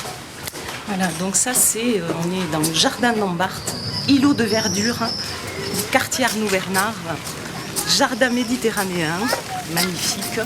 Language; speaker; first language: French; native; French